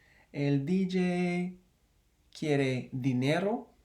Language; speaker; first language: Spanish; non-native, learner; English